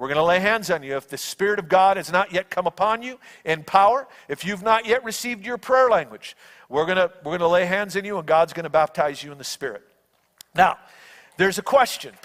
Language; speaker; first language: English; native; English